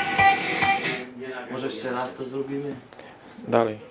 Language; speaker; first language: Polish; early bilingual, heritage; Polish